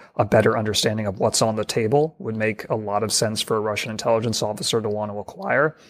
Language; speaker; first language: English; native; English